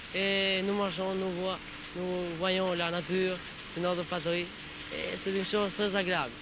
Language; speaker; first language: French; non-native, learner; Albanian